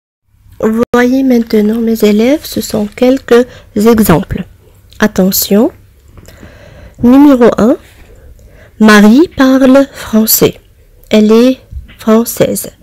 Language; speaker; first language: French; non-native, fluent; Arabic